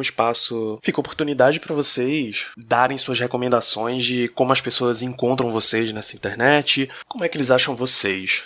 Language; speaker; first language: Portuguese; native; Portuguese